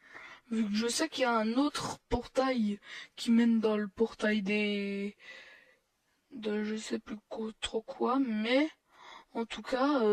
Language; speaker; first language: French; native; French